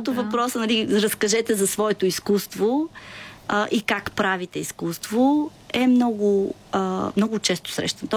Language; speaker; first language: Bulgarian; native; Bulgarian